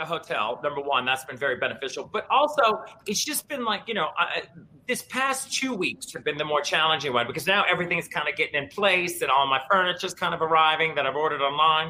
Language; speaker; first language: English; native; English